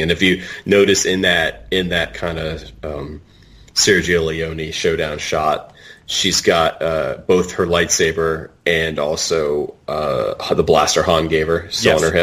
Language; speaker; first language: English; native; English